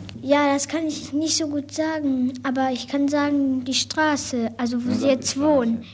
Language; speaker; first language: German; early bilingual, other home language; Spanish